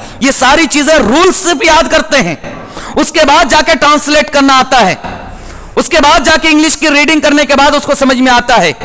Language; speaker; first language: Urdu; native; Urdu